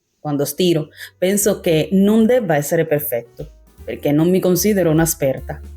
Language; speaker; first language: Italian; non-native, fluent; Spanish